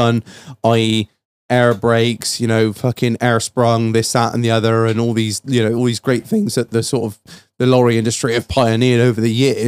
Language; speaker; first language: English; native; English